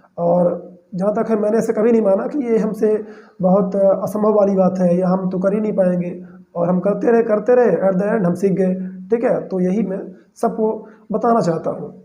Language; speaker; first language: Hindi; native; Hindi